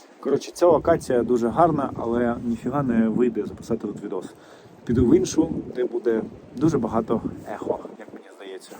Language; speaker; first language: Ukrainian; non-native, local second language; Russian